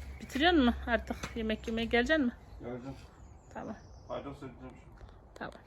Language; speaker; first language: Turkish; native; Turkish